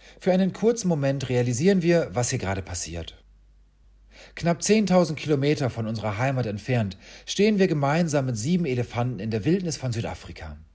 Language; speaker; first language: German; native; German